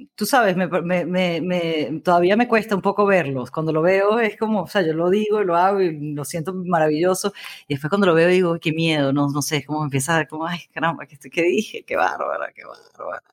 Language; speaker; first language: Spanish; native; Spanish